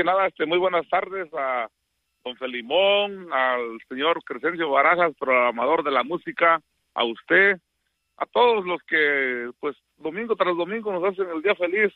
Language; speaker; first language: Spanish; non-native, local second language; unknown